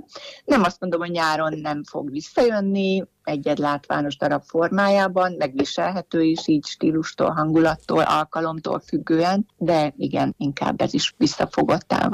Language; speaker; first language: Hungarian; native; Hungarian